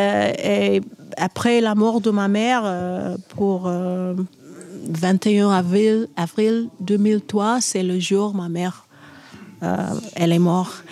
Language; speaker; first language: French; non-native, learner; English